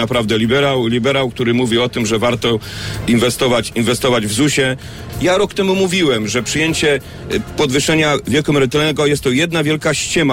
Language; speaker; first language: Polish; native; Polish